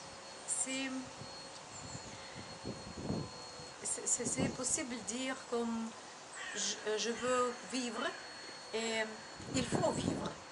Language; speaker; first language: French; non-native, learner; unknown